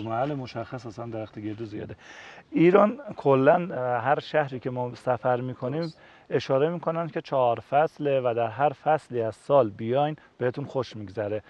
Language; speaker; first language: Persian; native; Persian